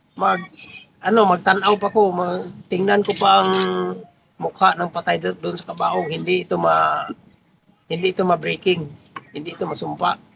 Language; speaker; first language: Filipino; non-native, local second language; Cebuano